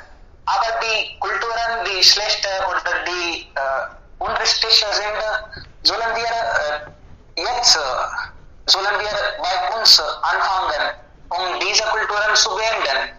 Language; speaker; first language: German; non-native, learner; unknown